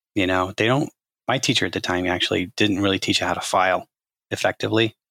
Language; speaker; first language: English; native; English